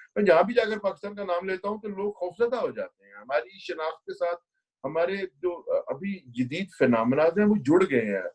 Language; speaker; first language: Urdu; non-native, local second language; Punjabi